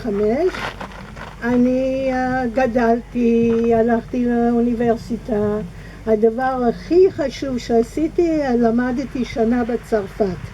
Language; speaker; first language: Hebrew; non-native, fluent; English